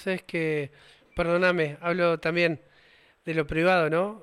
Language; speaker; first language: Spanish; native; Spanish